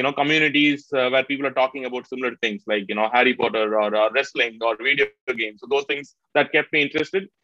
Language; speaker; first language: English; non-native, local second language; Tamil